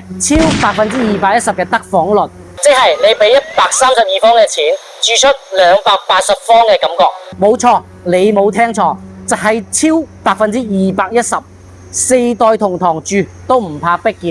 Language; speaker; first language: Cantonese; native; Cantonese